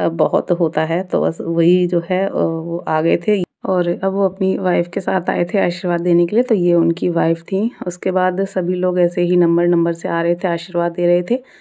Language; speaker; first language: Hindi; native; Hindi